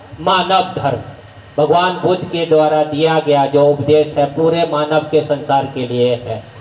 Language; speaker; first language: Hindi; non-native, local second language; Marathi